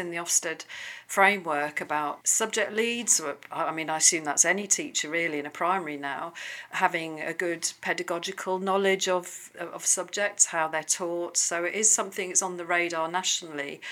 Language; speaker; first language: English; native; English